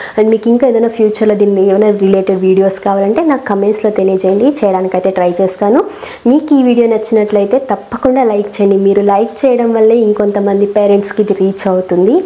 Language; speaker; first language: Telugu; non-native, local second language; Kannada